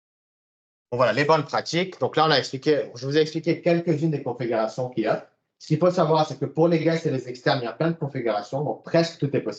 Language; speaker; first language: French; native; French